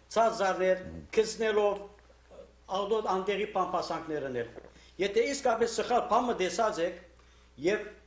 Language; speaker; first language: Armenian; native; Armenian